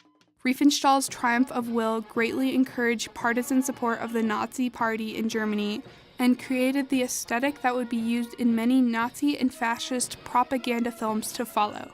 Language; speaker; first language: English; native; English